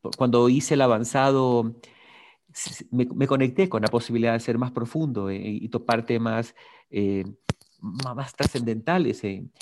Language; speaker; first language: Spanish; native; Spanish